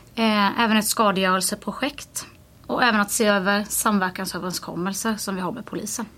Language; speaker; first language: Swedish; native; Swedish